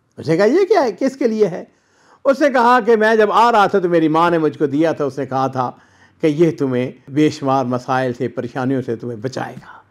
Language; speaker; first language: Urdu; non-native, local second language; Punjabi